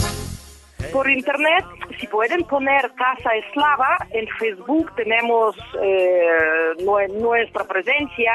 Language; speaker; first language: Spanish; non-native, fluent; Ukrainian